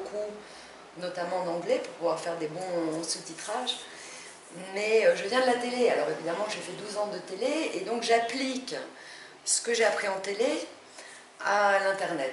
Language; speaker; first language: French; non-native, fluent; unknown